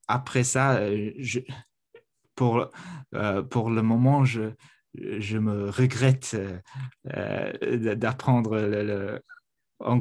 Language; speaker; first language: French; non-native, fluent; Mongolian